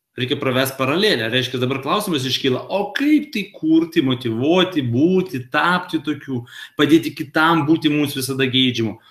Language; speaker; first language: Lithuanian; non-native, local second language; Russian